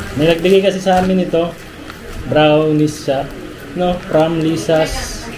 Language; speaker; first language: Filipino; native; Filipino